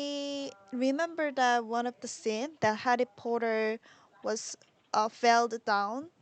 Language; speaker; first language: English; non-native, learner; Korean